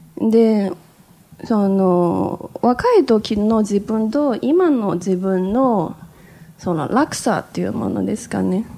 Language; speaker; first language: Japanese; non-native, fluent; Chinese